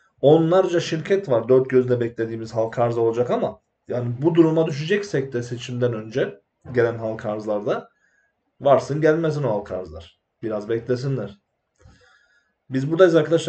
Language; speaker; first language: Turkish; native; Turkish